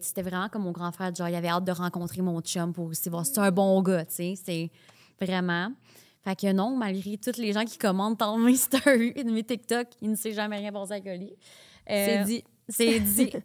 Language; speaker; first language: French; native; French